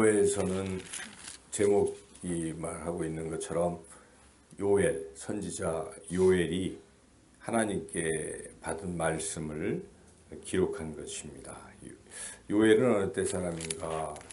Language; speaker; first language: Korean; native; Korean